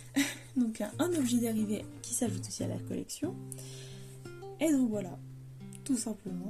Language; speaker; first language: French; native; French